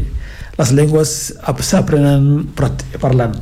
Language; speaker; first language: Catalan; non-native, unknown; Fula